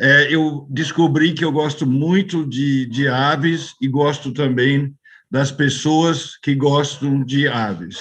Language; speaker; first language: Portuguese; non-native, fluent; English